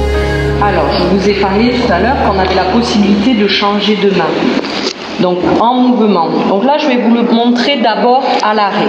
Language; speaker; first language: French; native; French